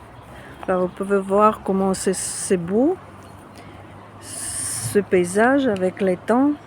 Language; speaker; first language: French; non-native, fluent; Russian